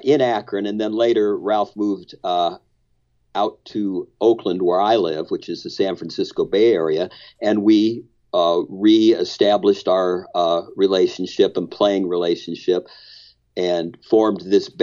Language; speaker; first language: English; native; English